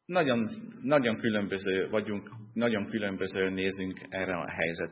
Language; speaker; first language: Hungarian; non-native, fluent; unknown